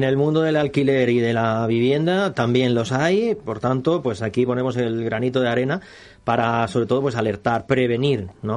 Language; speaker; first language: Spanish; native; Spanish